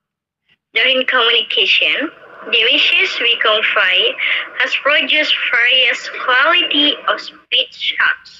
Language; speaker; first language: English; non-native, learner; Indonesian